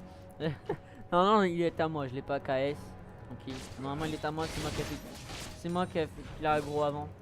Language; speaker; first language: French; native; French